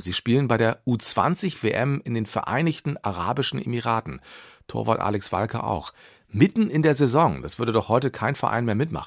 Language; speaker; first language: German; native; German